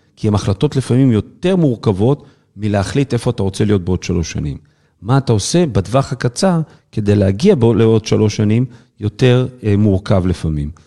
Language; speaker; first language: Hebrew; native; Hebrew